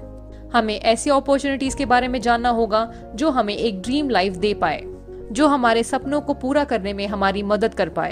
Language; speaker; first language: Hindi; native; Hindi